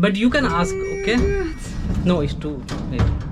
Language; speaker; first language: English; non-native, learner; Hindi